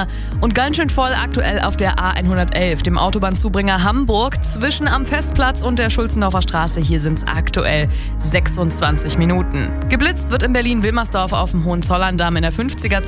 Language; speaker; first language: German; native; German